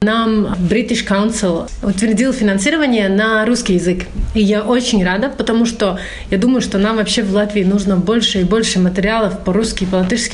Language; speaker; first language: Russian; non-native, fluent; Latvian